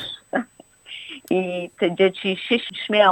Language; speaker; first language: Polish; early bilingual, heritage; Polish